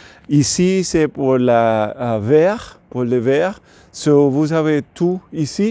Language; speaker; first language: French; non-native, learner; English